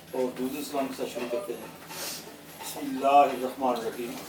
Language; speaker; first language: Urdu; non-native, local second language; Punjabi